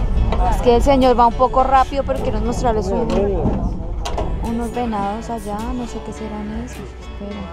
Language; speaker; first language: Spanish; native; Spanish